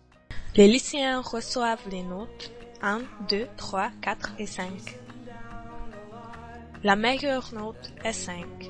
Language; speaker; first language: French; non-native, learner; Hungarian